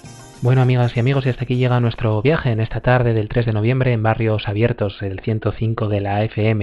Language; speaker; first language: Spanish; native; Spanish